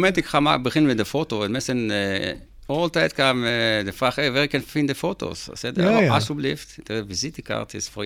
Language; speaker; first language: Dutch; non-native, learner; Hebrew